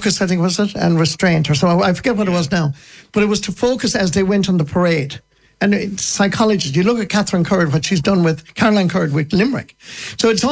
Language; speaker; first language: English; native; English